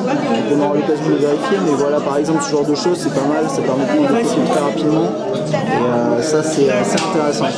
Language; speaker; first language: French; native; French